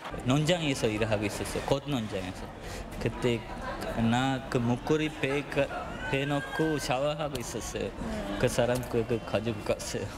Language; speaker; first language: Korean; non-native, learner; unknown